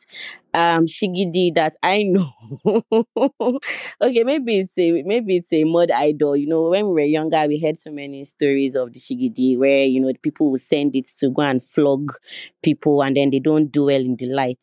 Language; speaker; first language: English; non-native, local second language; Yoruba